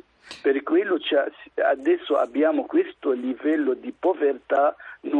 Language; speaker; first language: Italian; non-native, fluent; Arabic